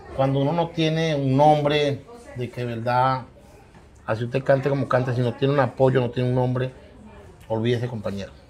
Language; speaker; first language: Spanish; native; Spanish